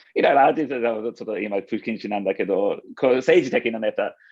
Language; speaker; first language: Japanese; non-native, fluent; English